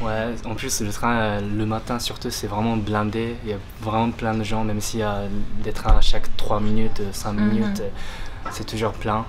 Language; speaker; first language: French; non-native, fluent; Japanese